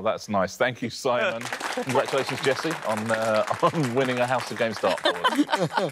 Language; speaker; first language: English; native; English